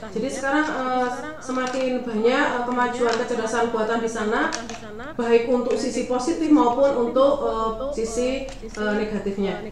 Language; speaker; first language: Indonesian; native; Indonesian